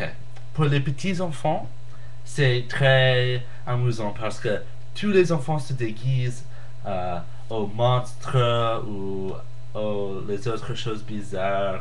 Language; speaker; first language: French; non-native, learner; English